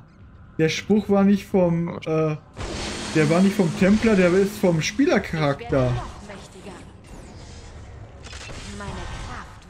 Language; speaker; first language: German; native; German